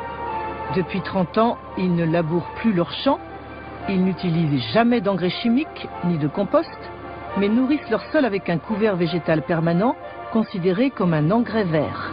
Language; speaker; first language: French; native; French